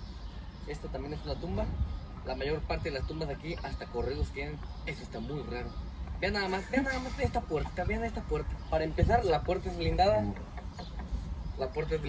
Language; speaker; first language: Spanish; native; Spanish